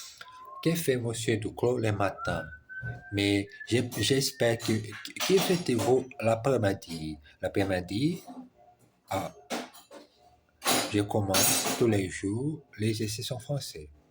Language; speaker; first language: French; non-native, learner; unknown